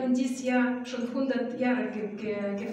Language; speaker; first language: German; non-native, fluent; Russian